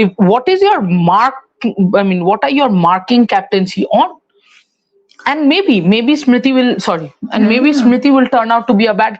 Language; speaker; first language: English; non-native, local second language; Hindi